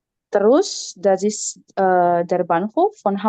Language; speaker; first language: German; non-native, fluent; Indonesian